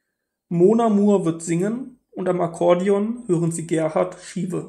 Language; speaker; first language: German; native; German